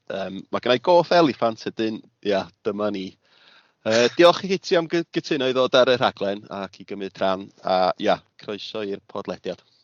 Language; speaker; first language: Welsh; native; Welsh